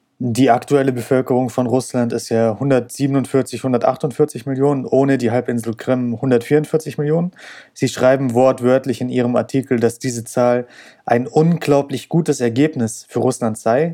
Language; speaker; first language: German; native; German